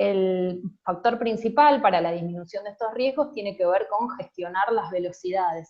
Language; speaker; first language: Spanish; native; Spanish